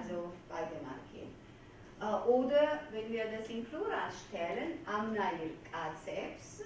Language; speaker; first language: German; non-native, fluent; Georgian